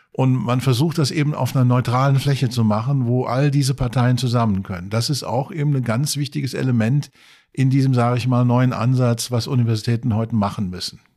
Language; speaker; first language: German; native; German